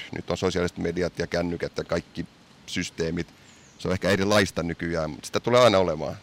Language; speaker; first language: Finnish; early bilingual, heritage; Finnish